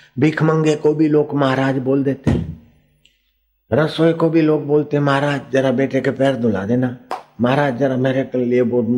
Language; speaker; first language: Hindi; non-native, local second language; Sindhi